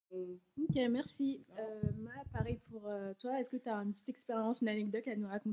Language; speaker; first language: French; native; French